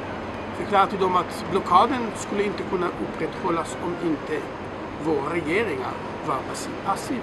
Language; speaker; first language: Swedish; non-native, fluent; Hebrew